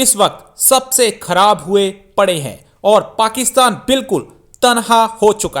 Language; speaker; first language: Hindi; native; Hindi